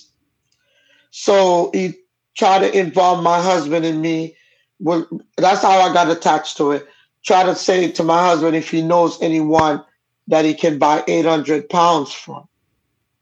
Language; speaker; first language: English; non-native, local second language; Jamaican Creole English